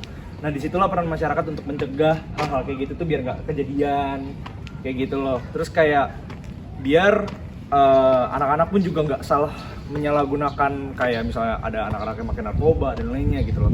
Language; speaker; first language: Indonesian; native; Indonesian